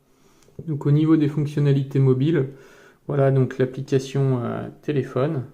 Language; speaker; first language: French; native; French